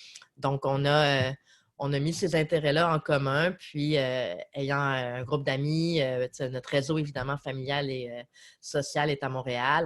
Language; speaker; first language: French; native; French